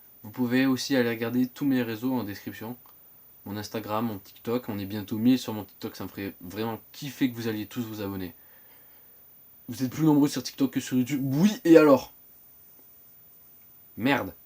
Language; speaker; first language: French; native; French